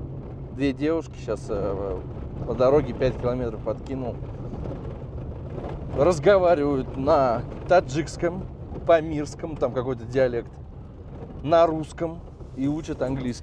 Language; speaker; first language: Russian; native; Russian